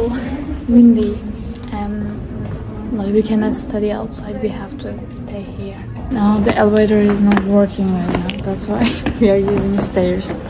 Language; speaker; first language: English; non-native, learner; Turkish